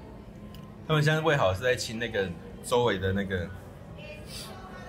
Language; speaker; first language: Chinese; native; Chinese